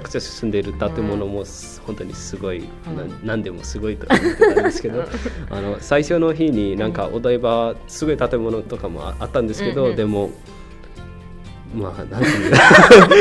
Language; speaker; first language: Japanese; non-native, fluent; Newari